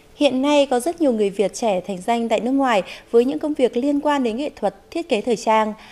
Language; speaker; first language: Vietnamese; native; Vietnamese